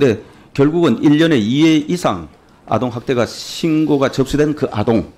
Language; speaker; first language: Korean; native; Korean